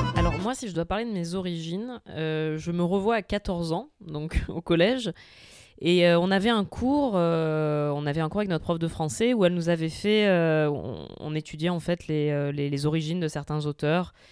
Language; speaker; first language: French; native; French